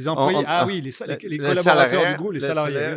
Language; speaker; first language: French; native; French